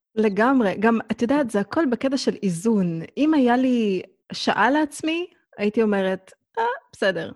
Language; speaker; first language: Hebrew; native; Hebrew